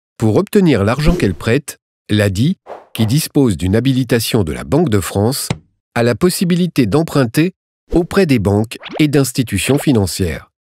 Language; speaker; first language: French; native; French